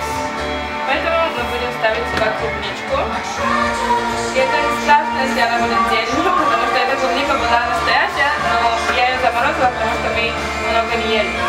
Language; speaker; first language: Russian; early bilingual, heritage; Russian